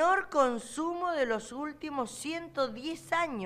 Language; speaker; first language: Spanish; native; Spanish